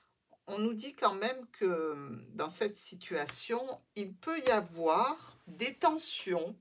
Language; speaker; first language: French; native; French